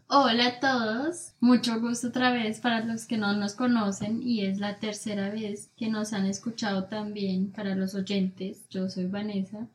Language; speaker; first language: Spanish; native; Spanish